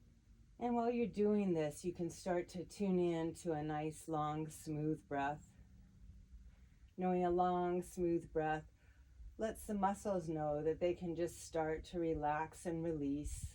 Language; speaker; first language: English; native; English